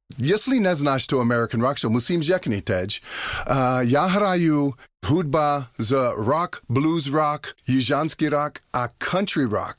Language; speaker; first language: Czech; non-native, learner; English